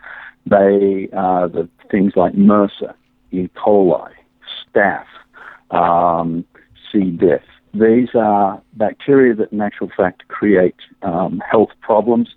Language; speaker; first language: English; native; English